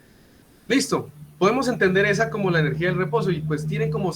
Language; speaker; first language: Spanish; native; Spanish